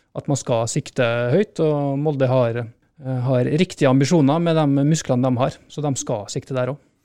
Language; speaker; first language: Norwegian; native; Norwegian